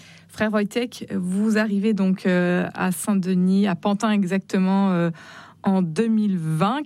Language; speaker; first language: French; native; French